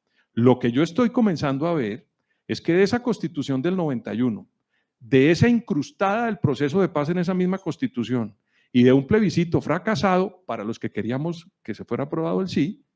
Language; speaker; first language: Spanish; native; Spanish